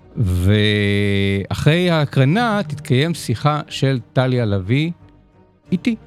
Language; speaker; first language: Hebrew; native; Hebrew